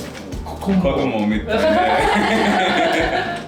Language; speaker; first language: Japanese; non-native, learner; English